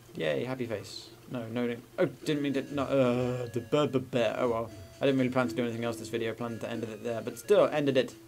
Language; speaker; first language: English; native; English